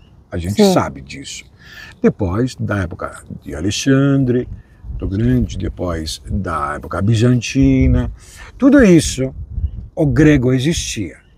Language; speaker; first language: Portuguese; non-native, fluent; Greek